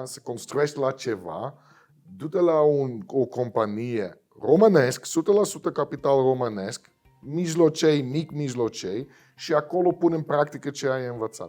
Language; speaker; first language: Romanian; non-native, fluent; Dutch